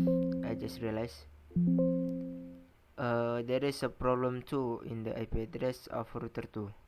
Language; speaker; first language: English; non-native, learner; Indonesian